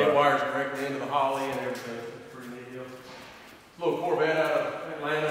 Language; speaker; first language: English; native; English